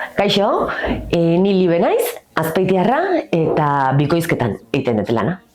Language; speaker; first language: Basque; native; Basque